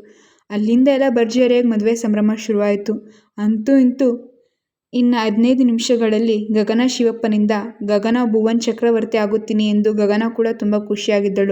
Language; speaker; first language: Kannada; native; Kannada